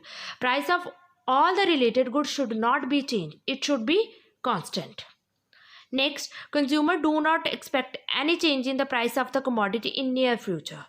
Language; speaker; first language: English; non-native, local second language; Hindi